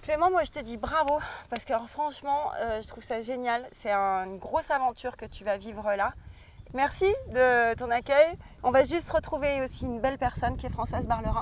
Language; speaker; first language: French; native; French